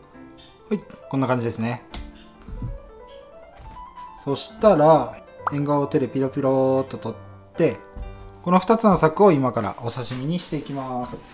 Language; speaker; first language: Japanese; native; Japanese